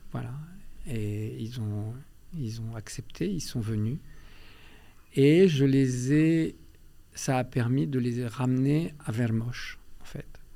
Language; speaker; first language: French; native; French